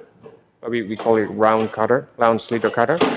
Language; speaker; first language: English; non-native, fluent; Japanese